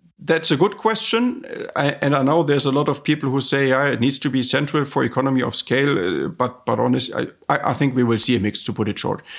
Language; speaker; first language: English; non-native, fluent; German